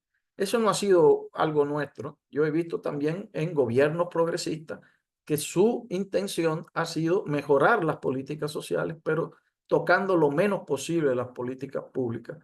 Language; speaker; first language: Spanish; native; Spanish